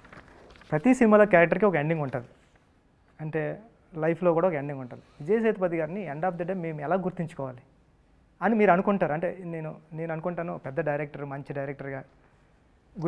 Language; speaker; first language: Telugu; native; Telugu